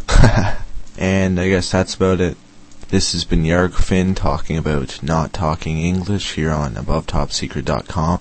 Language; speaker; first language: English; native; English